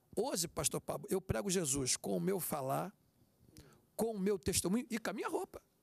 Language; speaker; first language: Portuguese; native; Portuguese